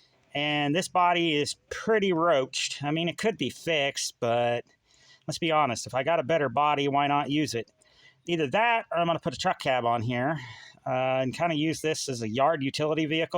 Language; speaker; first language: English; native; English